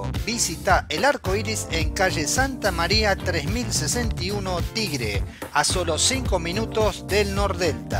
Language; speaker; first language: Spanish; native; Spanish